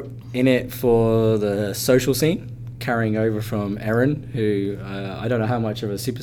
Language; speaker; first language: English; native; English